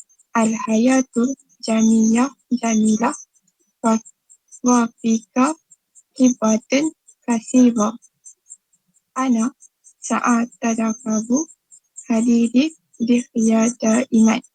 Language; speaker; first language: Arabic; non-native, learner; Malay